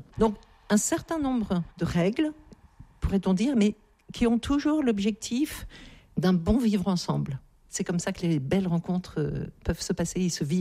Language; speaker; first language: French; native; French